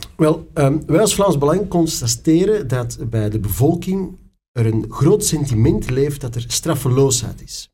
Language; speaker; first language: Dutch; native; Dutch